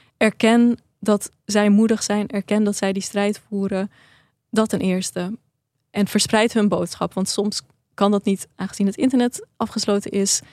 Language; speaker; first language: Dutch; early bilingual, other home language; Persian